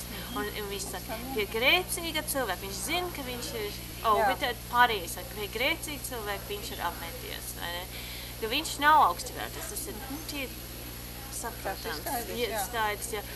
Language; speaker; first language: Latvian; early bilingual, heritage; Latvian